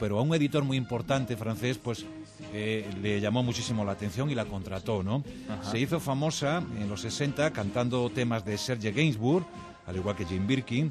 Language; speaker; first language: Spanish; native; Spanish